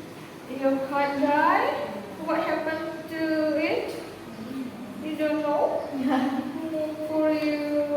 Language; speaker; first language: English; non-native, fluent; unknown